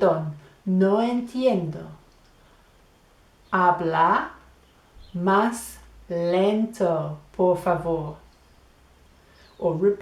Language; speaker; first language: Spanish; non-native, fluent; English